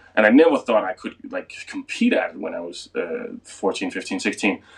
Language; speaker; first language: English; non-native, fluent; Danish